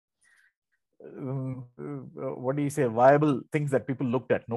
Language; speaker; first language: English; non-native, local second language; Tamil